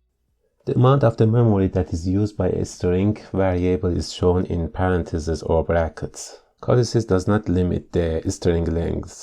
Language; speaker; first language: English; non-native, fluent; Persian